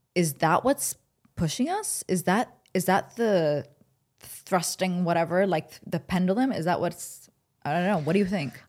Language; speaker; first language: English; early bilingual, other home language; Arabic